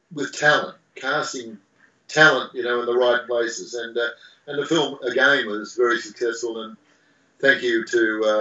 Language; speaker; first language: English; native; English